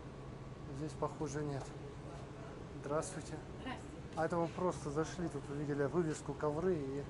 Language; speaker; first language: Russian; native; Russian